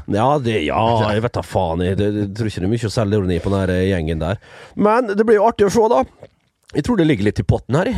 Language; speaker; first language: Norwegian; early bilingual, other home language; Dutch